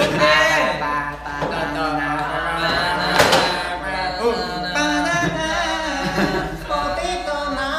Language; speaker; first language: Korean; non-native, learner; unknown